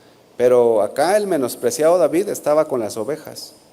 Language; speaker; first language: Spanish; native; Spanish